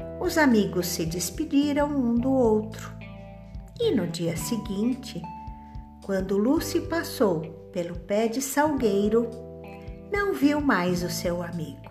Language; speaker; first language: Portuguese; native; Portuguese